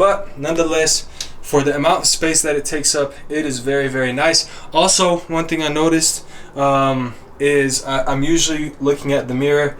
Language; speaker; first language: English; native; English